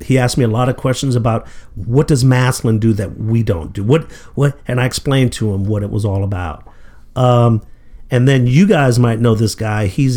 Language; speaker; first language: English; native; English